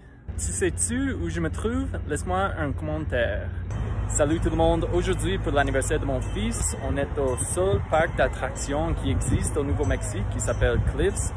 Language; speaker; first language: French; non-native, fluent; English